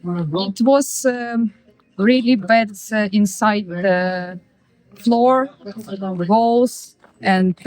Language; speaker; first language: English; non-native, learner; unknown